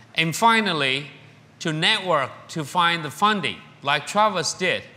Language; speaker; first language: English; non-native, fluent; Chinese